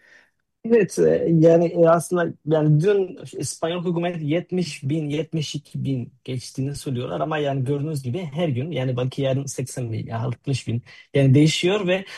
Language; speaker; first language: Turkish; non-native, fluent; Spanish